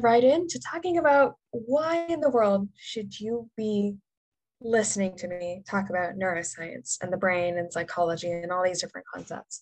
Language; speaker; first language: English; native; English